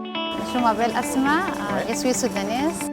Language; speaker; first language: French; non-native, learner; Arabic